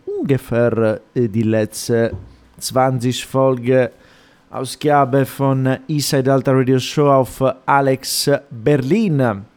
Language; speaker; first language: German; non-native, fluent; Italian